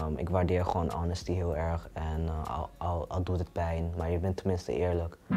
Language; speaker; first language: Dutch; early bilingual, other home language; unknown